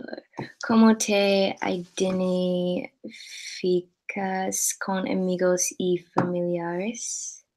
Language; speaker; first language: Spanish; non-native, learner; English